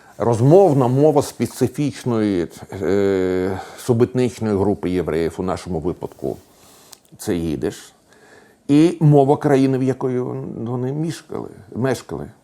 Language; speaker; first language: Ukrainian; native; Ukrainian